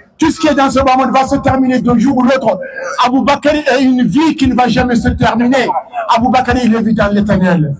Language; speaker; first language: French; non-native, local second language; Soninke